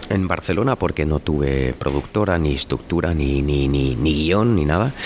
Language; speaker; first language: Spanish; non-native, fluent; German